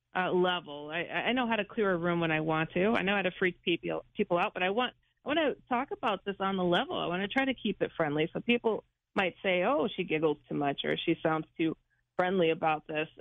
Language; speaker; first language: English; native; English